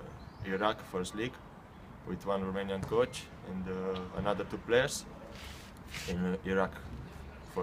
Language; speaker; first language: English; non-native, learner; Romanian